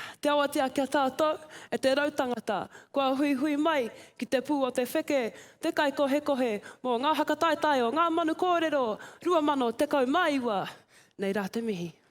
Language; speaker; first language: Māori; native; Māori